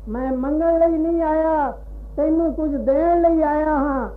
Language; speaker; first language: Hindi; non-native, local second language; Punjabi